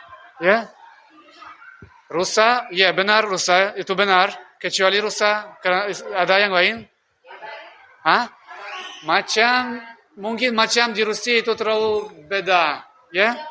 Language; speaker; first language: Indonesian; non-native, learner; Russian